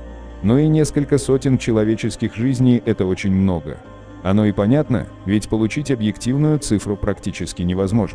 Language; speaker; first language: Russian; native; Russian